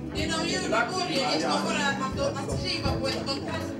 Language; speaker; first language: Swedish; non-native, fluent; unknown